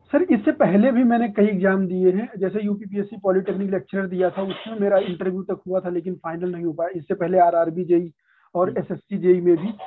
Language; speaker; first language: Hindi; native; Hindi